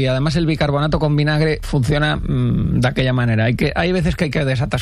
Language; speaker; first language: Spanish; native; Spanish